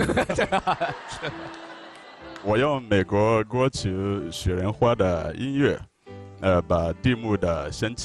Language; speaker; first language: Chinese; non-native, learner; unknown